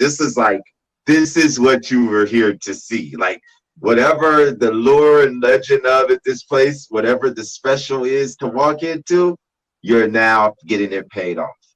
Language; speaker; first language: English; native; English